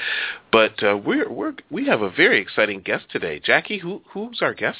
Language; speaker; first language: English; native; English